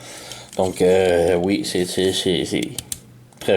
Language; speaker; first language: French; native; French